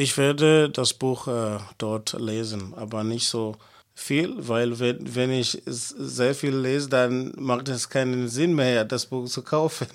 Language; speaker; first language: German; non-native, fluent; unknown